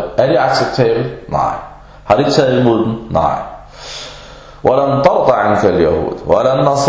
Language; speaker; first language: Danish; early bilingual, other home language; Arabic